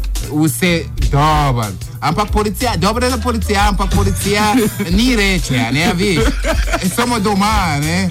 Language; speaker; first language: Slovenian; non-native, learner; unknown